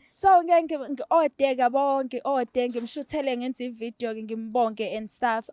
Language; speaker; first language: Zulu; native; Zulu